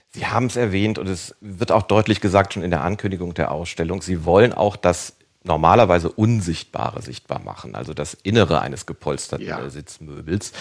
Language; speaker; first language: German; native; German